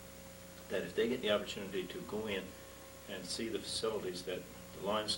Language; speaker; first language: English; native; English